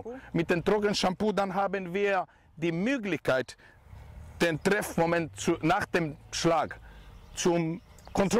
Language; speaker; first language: German; non-native, fluent; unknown